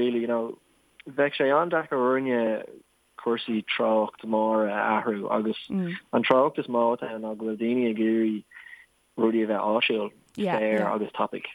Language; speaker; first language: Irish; non-native, local second language; English